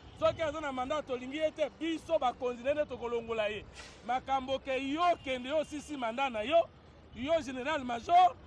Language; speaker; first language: Lingala; non-native, local second language; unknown